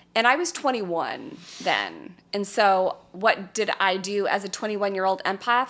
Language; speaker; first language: English; native; English